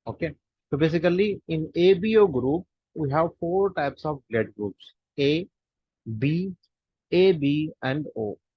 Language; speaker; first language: English; non-native, local second language; Hindi